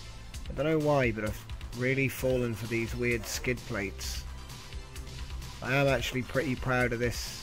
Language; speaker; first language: English; native; English